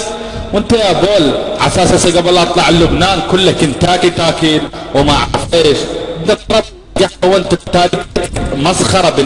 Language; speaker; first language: Arabic; native; Arabic